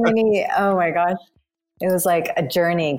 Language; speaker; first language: English; non-native, local second language; Bangla